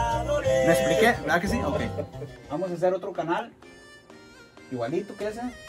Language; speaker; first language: Spanish; native; Spanish